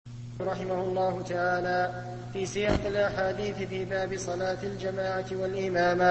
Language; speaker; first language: Arabic; native; Arabic